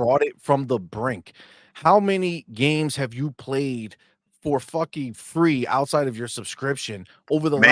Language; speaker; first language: English; native; English